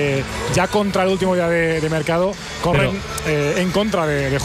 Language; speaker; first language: Spanish; native; Spanish